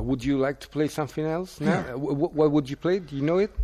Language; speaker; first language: English; non-native, fluent; Italian